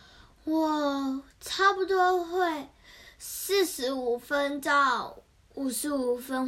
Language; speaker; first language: Chinese; early bilingual, heritage; Chinese